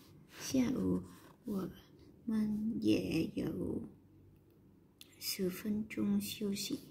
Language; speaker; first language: Chinese; non-native, learner; Vietnamese